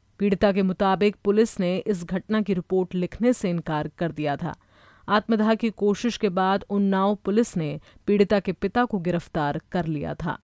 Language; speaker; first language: Hindi; native; Hindi